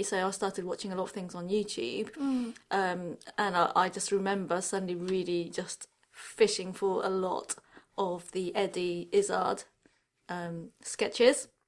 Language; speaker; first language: English; early bilingual, other home language; Japanese